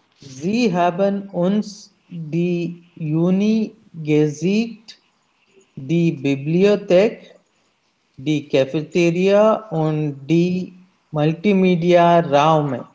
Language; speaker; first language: German; non-native, learner; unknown